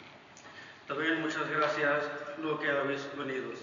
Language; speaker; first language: Spanish; non-native, learner; Punjabi